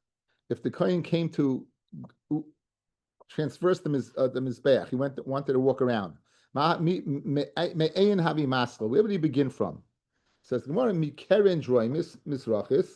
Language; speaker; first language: English; native; English